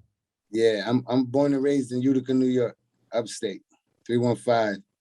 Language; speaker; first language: English; native; English